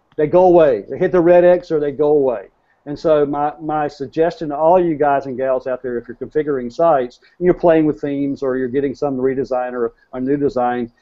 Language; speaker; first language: English; native; English